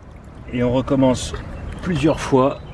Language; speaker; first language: French; native; French